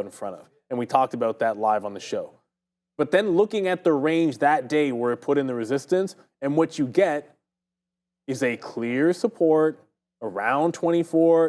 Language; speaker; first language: English; native; English